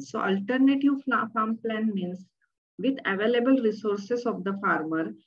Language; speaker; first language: English; non-native, local second language; Marathi